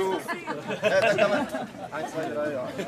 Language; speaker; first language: German; non-native, learner; Czech